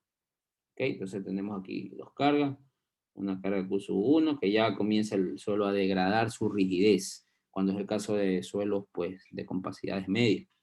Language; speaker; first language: Spanish; native; Spanish